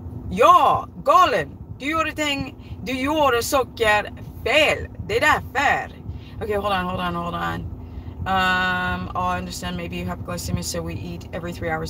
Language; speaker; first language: English; native; English